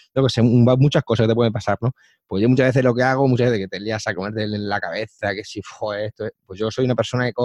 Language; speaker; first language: Spanish; native; Spanish